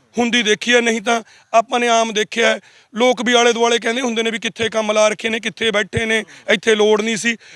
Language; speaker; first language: Punjabi; native; Punjabi